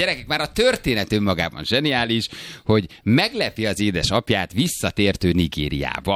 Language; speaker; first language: Hungarian; native; Hungarian